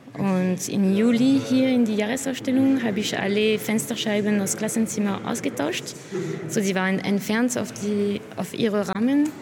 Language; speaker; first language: German; non-native, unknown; French